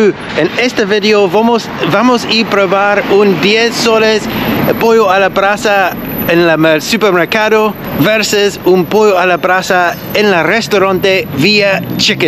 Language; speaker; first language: Spanish; non-native, learner; English